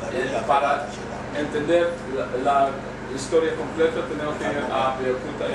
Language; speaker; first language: Spanish; non-native, learner; Yoruba